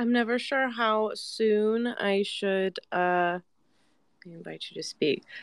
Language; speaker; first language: English; native; English